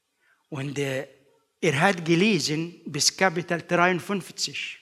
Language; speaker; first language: German; non-native, learner; Arabic